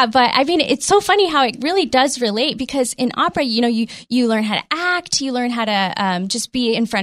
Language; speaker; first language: English; early bilingual, other home language; Spanish